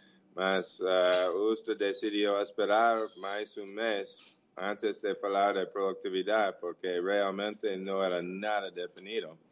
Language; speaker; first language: Portuguese; non-native, learner; English